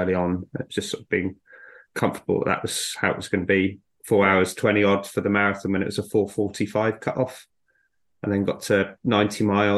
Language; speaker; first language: English; native; English